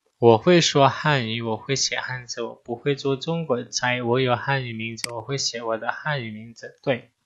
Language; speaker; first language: Chinese; non-native, fluent; Indonesian